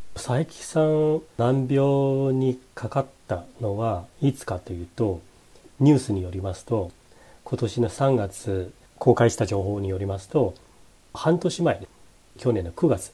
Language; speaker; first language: Japanese; non-native, fluent; Chinese